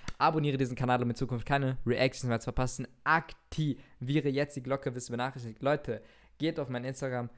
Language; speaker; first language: German; early bilingual, other home language; Turkish